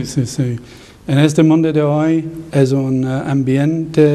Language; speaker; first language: Spanish; non-native, learner; English